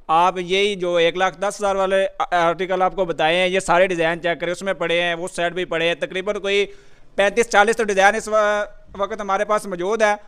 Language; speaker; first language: Urdu; non-native, local second language; Punjabi